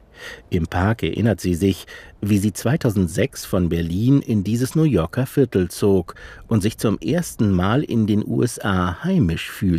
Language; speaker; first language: German; native; German